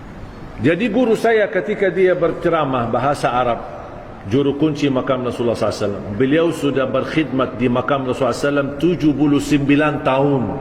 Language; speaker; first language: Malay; non-native, fluent; Arabic